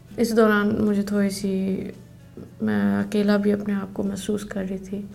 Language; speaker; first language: Urdu; native; Urdu